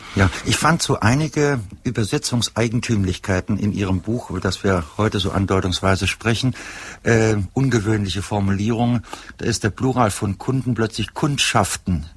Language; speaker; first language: German; native; German